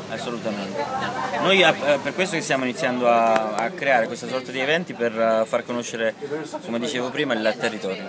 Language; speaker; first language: Italian; native; Italian